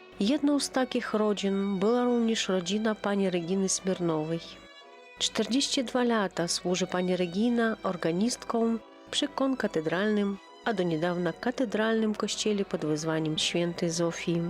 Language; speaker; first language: Polish; non-native, local second language; Ukrainian